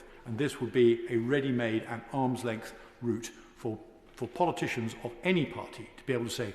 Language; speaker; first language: English; native; English